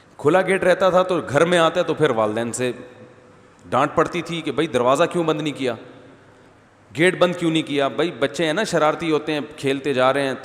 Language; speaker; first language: Urdu; native; Urdu